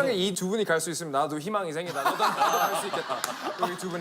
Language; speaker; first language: Korean; non-native, learner; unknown